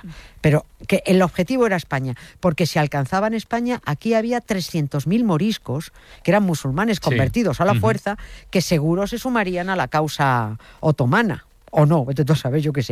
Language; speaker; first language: Spanish; native; Spanish